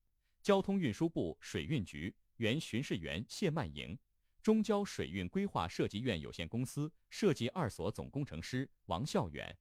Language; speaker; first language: Chinese; native; Chinese